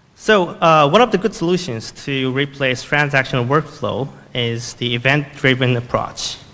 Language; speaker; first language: English; non-native, fluent; Korean